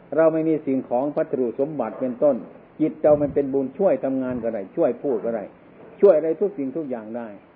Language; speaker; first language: Thai; non-native, local second language; Northeastern Thai